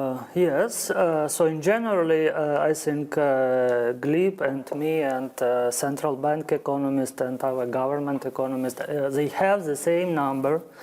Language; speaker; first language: English; non-native, fluent; Ukrainian